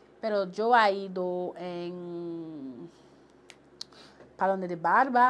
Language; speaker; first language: Spanish; non-native, local second language; Haitian Creole